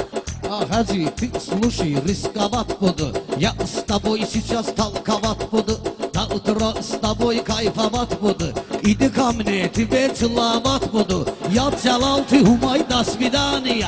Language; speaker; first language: Russian; non-native, local second language; Talysh